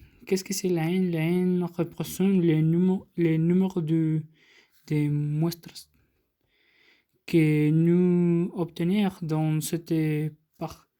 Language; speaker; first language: French; non-native, learner; Spanish